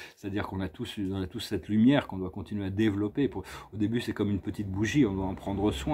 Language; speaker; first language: French; native; French